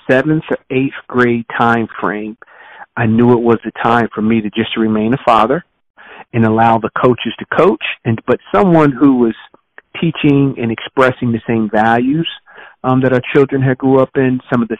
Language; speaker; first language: English; native; English